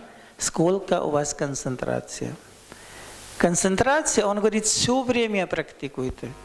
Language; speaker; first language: Russian; non-native, learner; Hindi